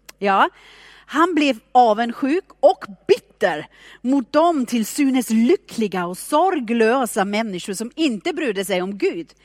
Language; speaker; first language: Swedish; non-native, fluent; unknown